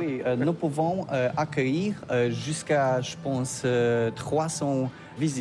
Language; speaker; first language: French; non-native, learner; Polish